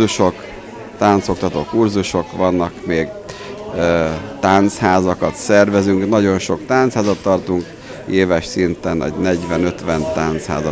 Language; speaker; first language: Hungarian; native; Hungarian